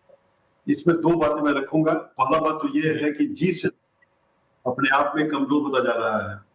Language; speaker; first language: Hindi; native; Hindi